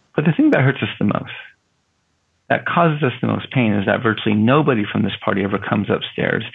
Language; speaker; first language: English; native; English